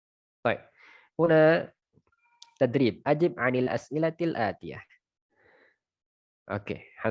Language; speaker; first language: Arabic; non-native, fluent; Indonesian